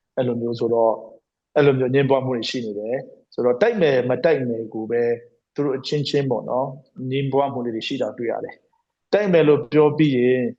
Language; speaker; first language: Burmese; non-native, local second language; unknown